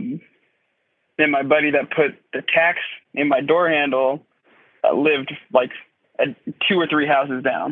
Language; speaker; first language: English; native; English